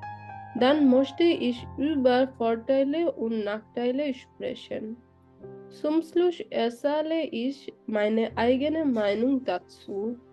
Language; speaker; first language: German; non-native, learner; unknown